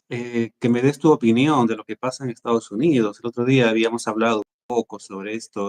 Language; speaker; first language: Spanish; native; Spanish